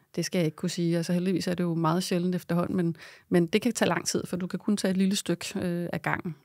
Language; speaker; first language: Danish; native; Danish